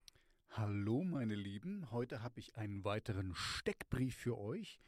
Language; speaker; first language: German; native; German